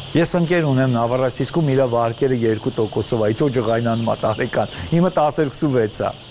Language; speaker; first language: Armenian; native; Armenian